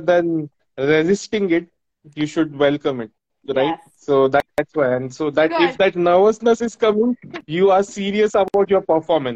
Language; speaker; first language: English; non-native, local second language; Marathi